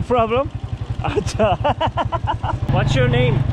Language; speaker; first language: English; non-native, learner; Korean